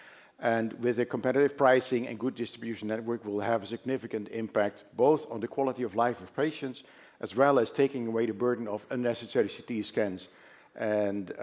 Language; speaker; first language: English; non-native, fluent; Dutch